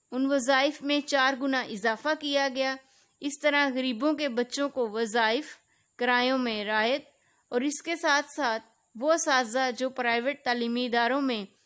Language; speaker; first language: Urdu; native; Urdu